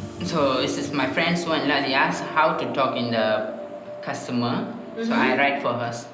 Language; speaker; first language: English; non-native, learner; Chinese